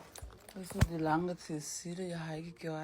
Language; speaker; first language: Danish; non-native, learner; Swahili